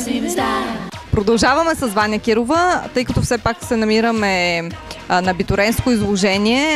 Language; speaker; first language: Bulgarian; native; Bulgarian